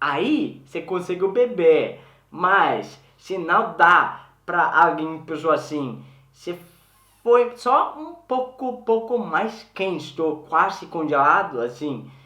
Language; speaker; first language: Portuguese; non-native, learner; Swedish